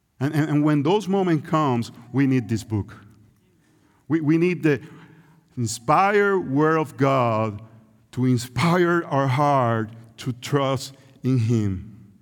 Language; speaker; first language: English; non-native, local second language; Spanish